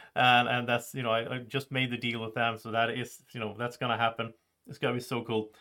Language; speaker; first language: English; non-native, fluent; Swedish